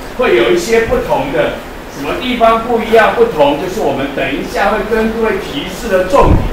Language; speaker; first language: Chinese; native; Chinese